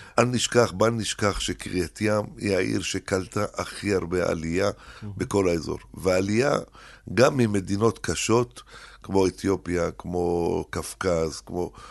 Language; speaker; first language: Hebrew; early bilingual, other home language; Arabic